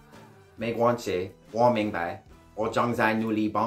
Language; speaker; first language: Chinese; non-native, learner; English